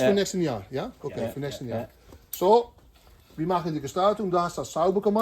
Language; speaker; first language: German; non-native, learner; Dutch